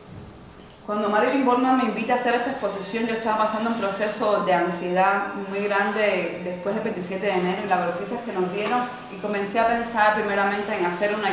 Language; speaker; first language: Spanish; native; Spanish